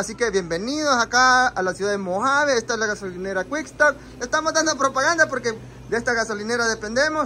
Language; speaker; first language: Spanish; native; Spanish